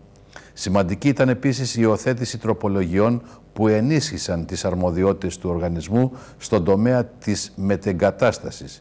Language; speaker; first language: Greek; native; Greek